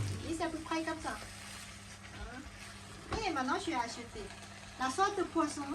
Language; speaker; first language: French; non-native, learner; Thai